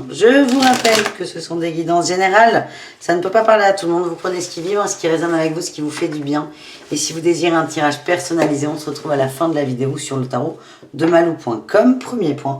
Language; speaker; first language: French; native; French